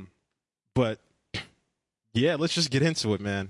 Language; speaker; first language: English; native; English